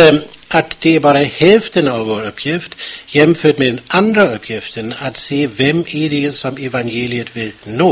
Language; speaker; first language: Swedish; non-native, fluent; German